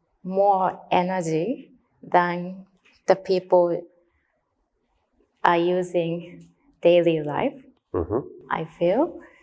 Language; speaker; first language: English; non-native, learner; Japanese